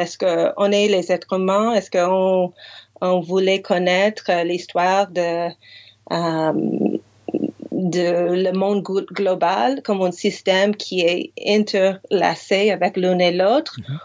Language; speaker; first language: French; non-native, fluent; English